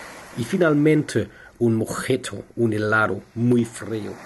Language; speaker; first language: Spanish; non-native, learner; Danish